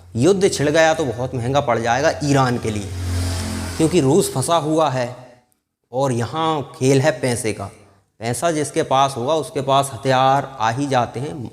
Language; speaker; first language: Hindi; native; Hindi